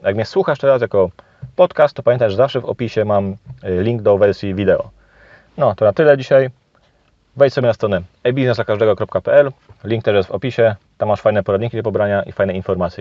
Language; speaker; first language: Polish; native; Polish